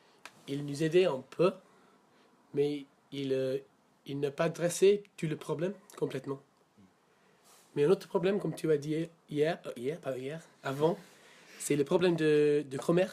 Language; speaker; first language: French; non-native, learner; English